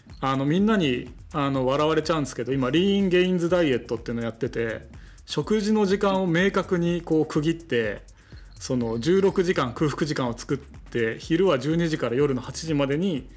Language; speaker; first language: Japanese; native; Japanese